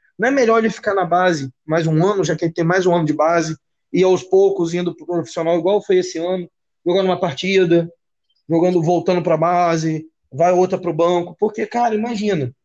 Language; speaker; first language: Portuguese; native; Portuguese